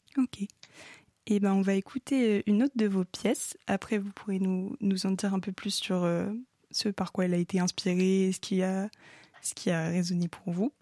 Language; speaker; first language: French; native; French